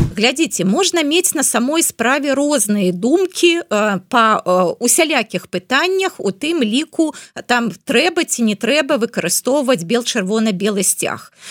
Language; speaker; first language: Belarusian; non-native, local second language; Russian